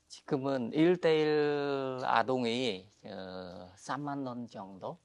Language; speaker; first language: Korean; non-native, fluent; Khmer